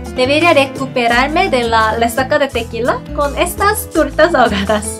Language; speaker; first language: Spanish; non-native, fluent; Korean